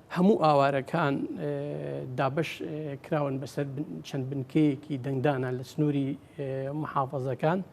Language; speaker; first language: Central Kurdish; native; Central Kurdish